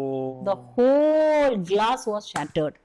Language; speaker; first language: Hindi; non-native, local second language; Malayalam